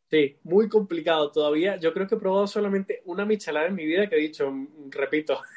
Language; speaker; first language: Spanish; native; Spanish